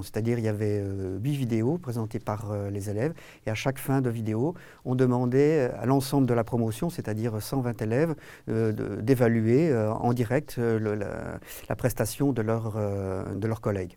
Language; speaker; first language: French; native; French